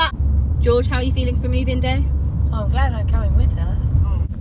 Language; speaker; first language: English; native; English